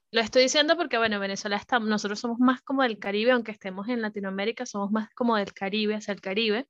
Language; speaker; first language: Spanish; native; Spanish